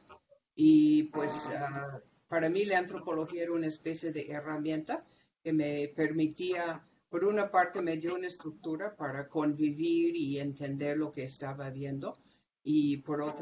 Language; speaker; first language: Spanish; non-native, fluent; English